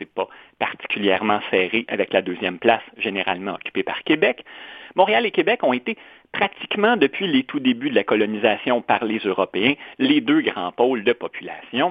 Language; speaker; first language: French; native; French